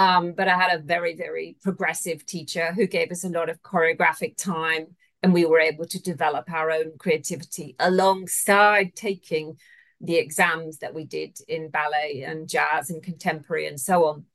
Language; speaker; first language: English; native; English